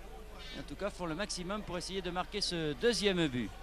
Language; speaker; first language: French; native; French